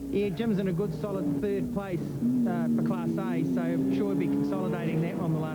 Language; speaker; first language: English; native; English